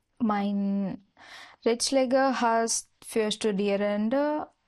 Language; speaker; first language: German; non-native, learner; Marathi